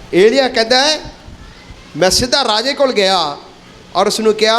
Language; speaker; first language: Hindi; non-native, local second language; Punjabi